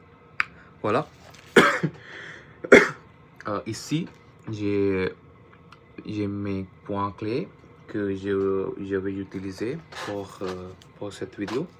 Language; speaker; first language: French; non-native, learner; Punjabi